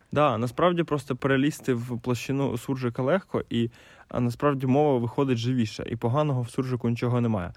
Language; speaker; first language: Ukrainian; non-native, local second language; Russian